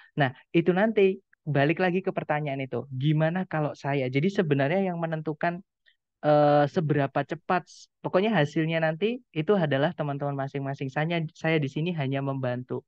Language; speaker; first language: Indonesian; non-native, local second language; Javanese